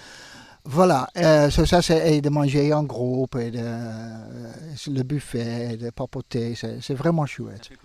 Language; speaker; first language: French; non-native, fluent; Dutch